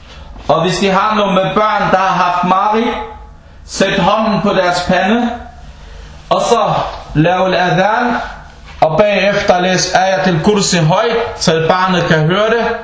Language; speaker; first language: Danish; non-native, local second language; Arabic